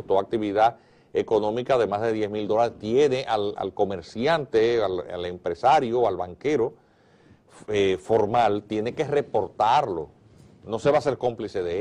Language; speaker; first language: Spanish; native; Spanish